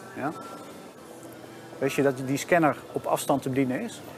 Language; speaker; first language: Dutch; native; Dutch